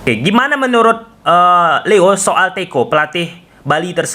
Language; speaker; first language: Indonesian; native; Indonesian